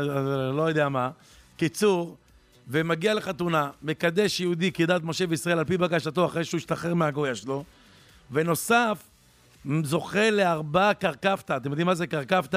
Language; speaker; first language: Hebrew; native; Hebrew